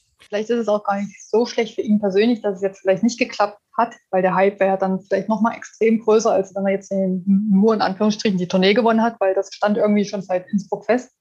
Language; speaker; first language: German; native; German